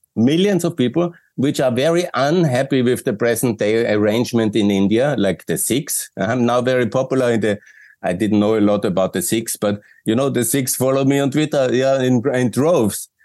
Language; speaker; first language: English; non-native, fluent; German